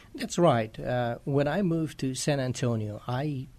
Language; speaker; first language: English; non-native, fluent; Romanian